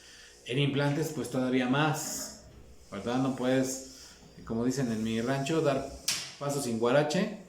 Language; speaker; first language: Spanish; native; Spanish